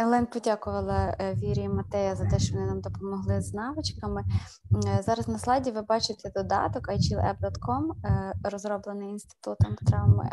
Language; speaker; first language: Ukrainian; native; Ukrainian